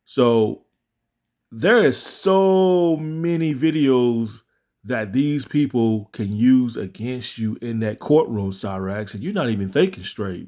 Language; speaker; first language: English; native; English